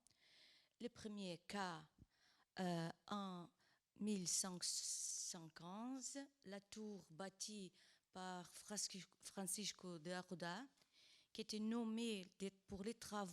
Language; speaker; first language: French; non-native, fluent; Portuguese